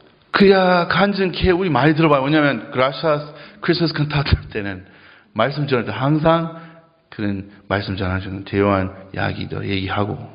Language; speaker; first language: Korean; non-native, fluent; Japanese